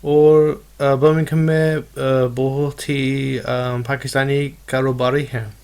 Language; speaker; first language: Urdu; non-native, learner; English